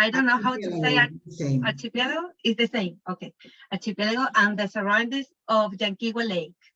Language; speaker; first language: English; non-native, learner; Spanish